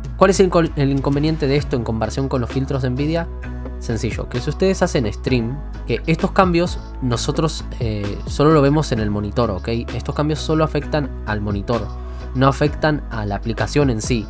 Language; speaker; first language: Spanish; native; Spanish